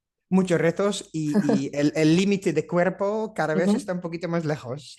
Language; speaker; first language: Spanish; non-native, fluent; Dutch